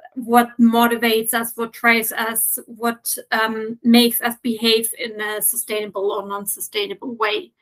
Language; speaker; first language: English; non-native, fluent; German